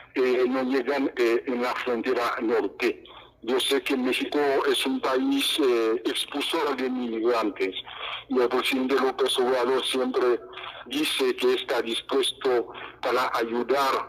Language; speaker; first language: Spanish; non-native, fluent; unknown